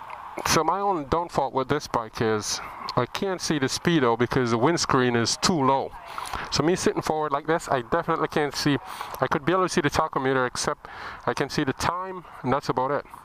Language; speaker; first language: English; native; English